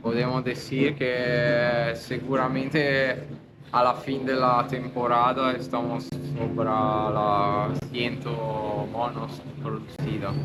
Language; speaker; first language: Spanish; non-native, learner; Italian